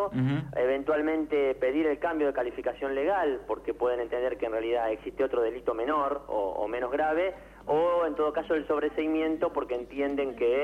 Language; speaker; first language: Spanish; native; Spanish